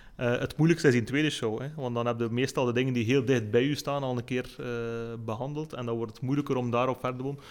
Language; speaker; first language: Dutch; native; Dutch